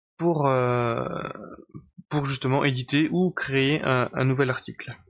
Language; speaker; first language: French; native; French